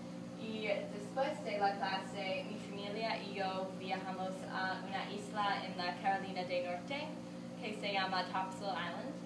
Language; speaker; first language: Spanish; non-native, learner; English